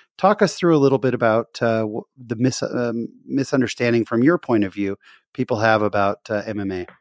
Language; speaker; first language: English; native; English